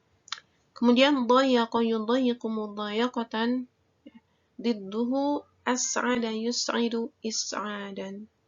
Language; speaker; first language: Arabic; non-native, fluent; Indonesian